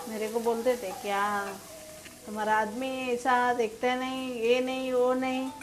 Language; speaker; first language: Hindi; non-native, local second language; Marathi